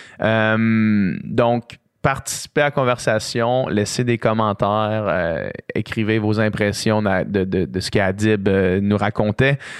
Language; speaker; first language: French; native; French